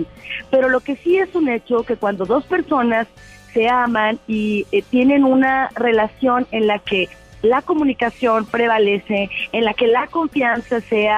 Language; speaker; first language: Spanish; native; Spanish